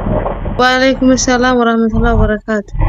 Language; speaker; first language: Arabic; non-native, learner; Oromo